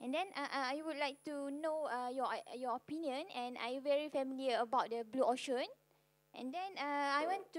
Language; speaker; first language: English; non-native, local second language; Malay